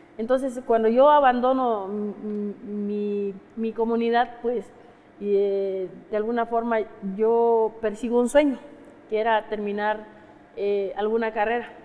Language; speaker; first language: Spanish; non-native, local second language; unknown